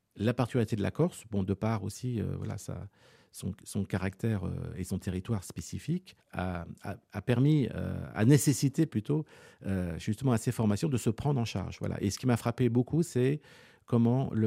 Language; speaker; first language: French; native; French